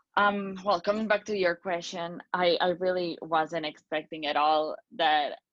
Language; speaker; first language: English; non-native, fluent; Spanish